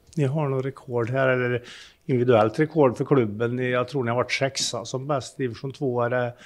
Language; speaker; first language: Swedish; native; Swedish